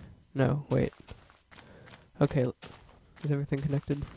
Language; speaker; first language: English; native; English